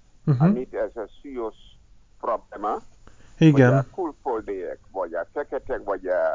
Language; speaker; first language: Hungarian; non-native, learner; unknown